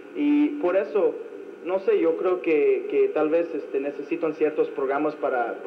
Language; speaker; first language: Spanish; non-native, fluent; English